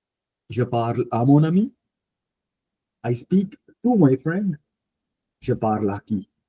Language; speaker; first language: French; non-native, fluent; Punjabi